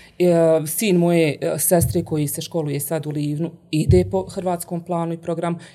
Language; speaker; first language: Bosnian; native; Bosnian